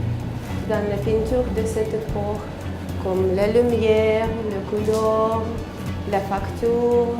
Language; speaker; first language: French; non-native, learner; Russian